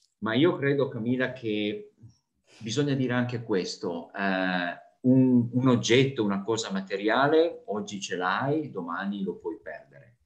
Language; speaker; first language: Italian; native; Italian